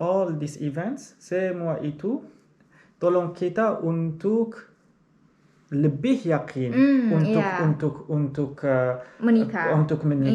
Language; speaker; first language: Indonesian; non-native, learner; Arabic